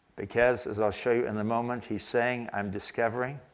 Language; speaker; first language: English; native; English